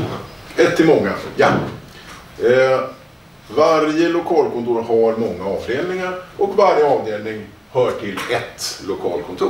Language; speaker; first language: Swedish; native; Swedish